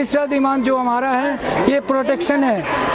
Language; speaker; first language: Hindi; non-native, fluent; Persian